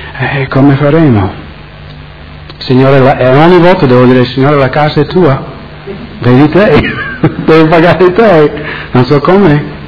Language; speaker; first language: Italian; non-native, fluent; English